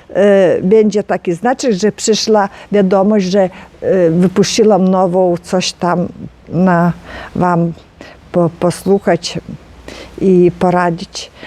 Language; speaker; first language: Polish; non-native, learner; Ukrainian